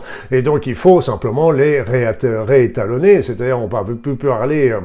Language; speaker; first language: French; native; French